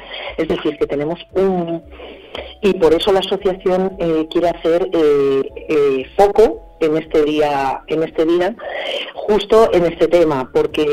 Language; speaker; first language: Spanish; native; Spanish